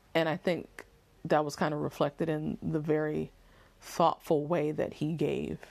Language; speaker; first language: English; native; English